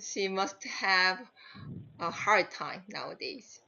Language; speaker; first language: English; non-native, learner; Korean